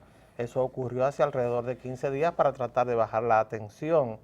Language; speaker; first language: Spanish; native; Spanish